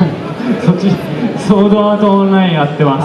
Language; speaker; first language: Japanese; non-native, fluent; French